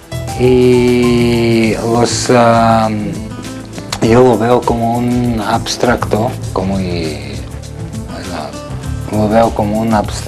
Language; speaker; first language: Spanish; non-native, learner; Bulgarian